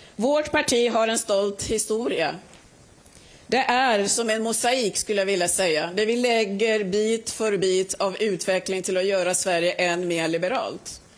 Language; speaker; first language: Swedish; early bilingual, other home language; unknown